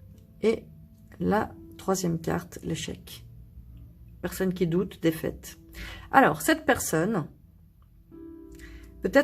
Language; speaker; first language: French; native; French